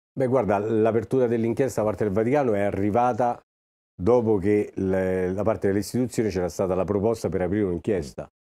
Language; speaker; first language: Italian; native; Italian